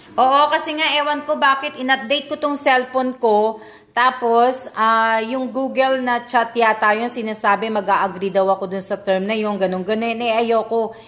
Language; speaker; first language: Filipino; native; Filipino